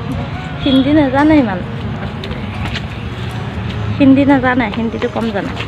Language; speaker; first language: Hindi; non-native, local second language; Assamese